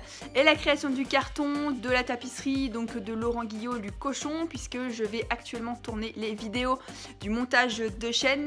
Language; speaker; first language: French; native; French